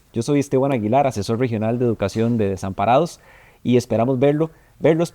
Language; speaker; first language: Spanish; native; Spanish